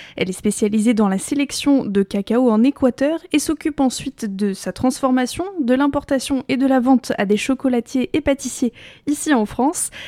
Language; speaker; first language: French; native; French